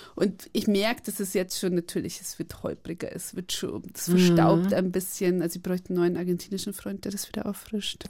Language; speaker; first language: German; native; German